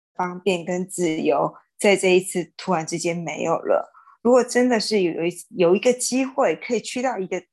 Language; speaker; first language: Chinese; native; Chinese